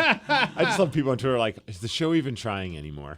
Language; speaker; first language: English; native; English